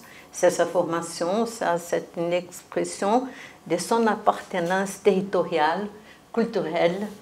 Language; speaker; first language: French; non-native, fluent; Portuguese